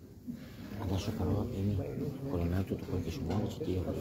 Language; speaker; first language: Italian; native; Italian